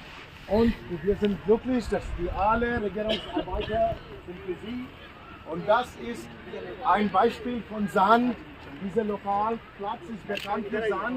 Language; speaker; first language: German; non-native, learner; Hindi